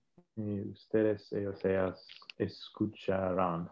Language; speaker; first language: Spanish; non-native, learner; English